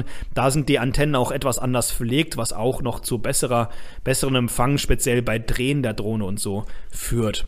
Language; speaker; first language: German; native; German